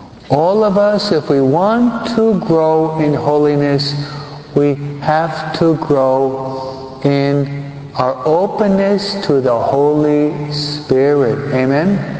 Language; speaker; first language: English; native; English